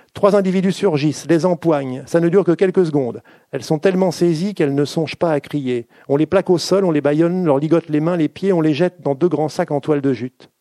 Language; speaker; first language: French; native; French